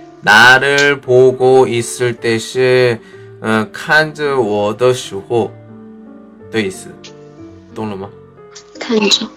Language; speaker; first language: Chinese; non-native, learner; Korean